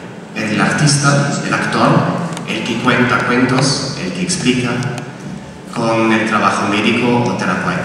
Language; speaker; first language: Spanish; non-native, fluent; German